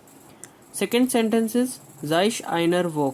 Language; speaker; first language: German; non-native, learner; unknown